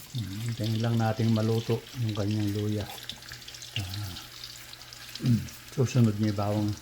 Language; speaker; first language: Filipino; native; Filipino